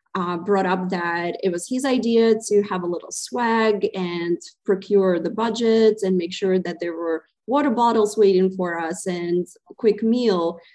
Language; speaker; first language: English; non-native, fluent; Ukrainian